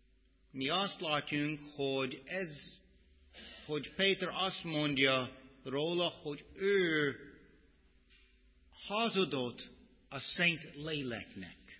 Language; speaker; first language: Hungarian; non-native, fluent; English